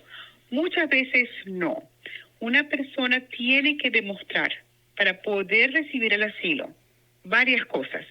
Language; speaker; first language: Spanish; non-native, local second language; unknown